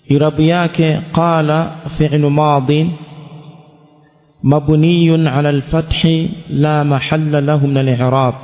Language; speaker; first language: Arabic; non-native, fluent; Swahili